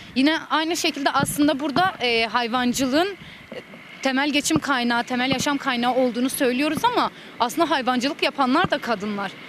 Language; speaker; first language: Turkish; native; Turkish